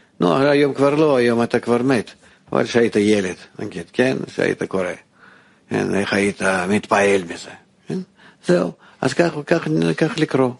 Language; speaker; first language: Hebrew; non-native, fluent; Russian